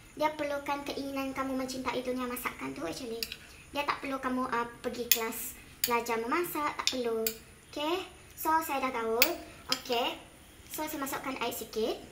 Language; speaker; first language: Malay; non-native, local second language; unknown